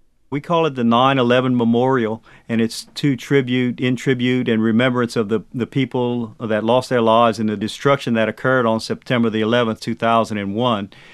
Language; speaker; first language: English; early bilingual, other home language; French